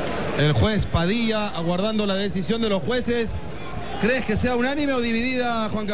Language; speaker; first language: Spanish; native; Spanish